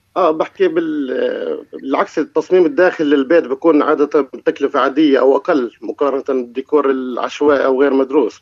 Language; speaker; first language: Arabic; native; Arabic